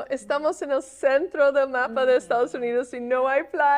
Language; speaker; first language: Spanish; non-native, fluent; English